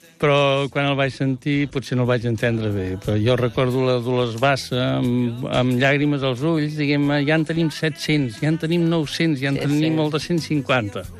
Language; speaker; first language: Catalan; native; Catalan